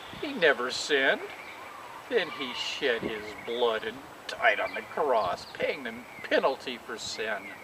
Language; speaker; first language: English; native; English